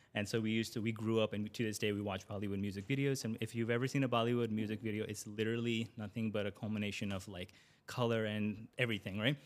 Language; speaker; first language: English; early bilingual, other home language; Urdu